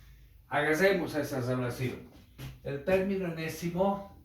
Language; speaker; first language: Spanish; native; Spanish